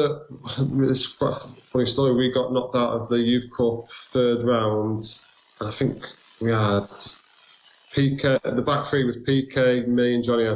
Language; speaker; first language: English; native; English